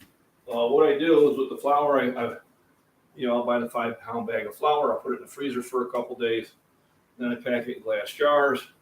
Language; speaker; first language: English; native; English